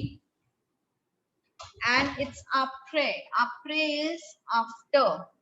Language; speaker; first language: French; non-native, fluent; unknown